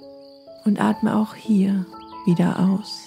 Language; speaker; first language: German; native; German